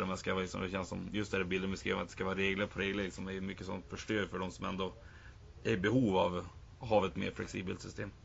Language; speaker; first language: Swedish; native; Swedish